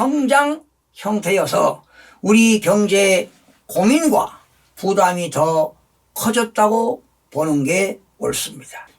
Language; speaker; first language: Korean; native; Korean